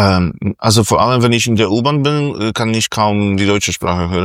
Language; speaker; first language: German; non-native, fluent; Polish